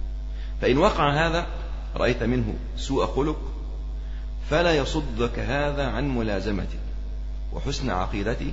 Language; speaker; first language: Arabic; native; Arabic